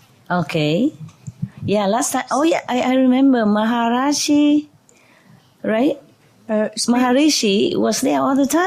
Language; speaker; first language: English; non-native, fluent; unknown